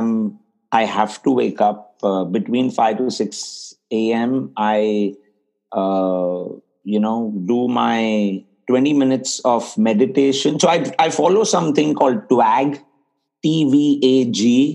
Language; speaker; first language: English; non-native, local second language; Hindi